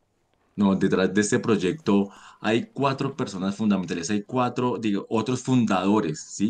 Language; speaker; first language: Spanish; native; Spanish